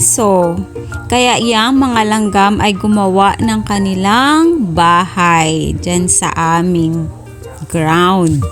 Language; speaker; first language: Filipino; native; Filipino